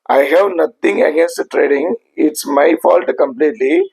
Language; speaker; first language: English; non-native, local second language; Tamil